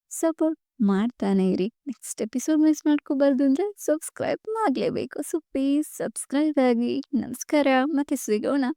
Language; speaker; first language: Kannada; native; Kannada